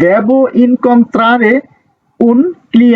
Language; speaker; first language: Italian; non-native, learner; Bangla